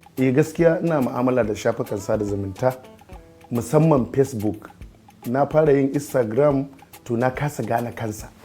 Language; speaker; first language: Hausa; native; Hausa